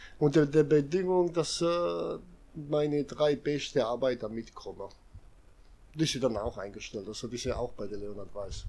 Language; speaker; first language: German; non-native, fluent; Serbian